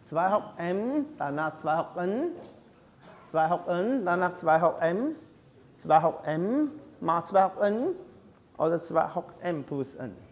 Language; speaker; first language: German; non-native, fluent; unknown